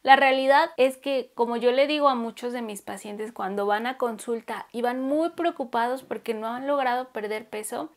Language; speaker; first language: Spanish; native; Spanish